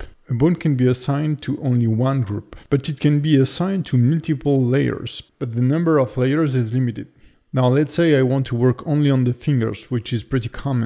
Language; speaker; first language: English; non-native, fluent; French